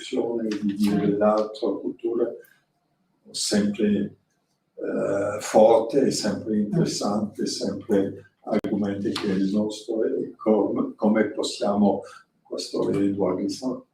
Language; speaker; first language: Italian; non-native, learner; French